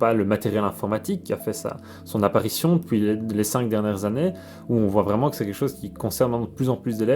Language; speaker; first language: French; native; French